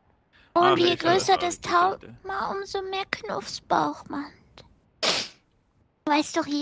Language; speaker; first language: German; native; German